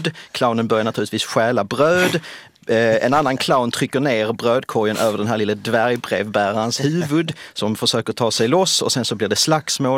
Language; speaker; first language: Swedish; native; Swedish